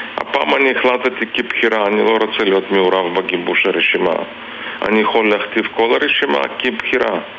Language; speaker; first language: Hebrew; non-native, fluent; Russian